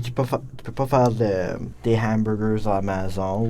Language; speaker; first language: French; non-native, local second language; English